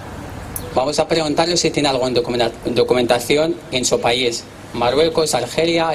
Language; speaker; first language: Spanish; non-native, learner; Arabic